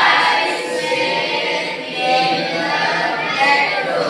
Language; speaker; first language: English; non-native, learner; Indonesian